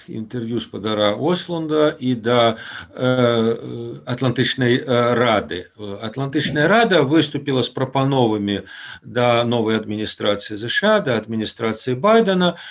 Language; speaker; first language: Belarusian; native; Belarusian